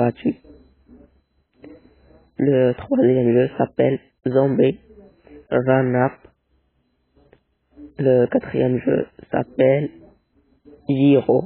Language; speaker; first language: French; non-native, learner; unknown